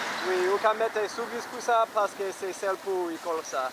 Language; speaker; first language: French; non-native, learner; English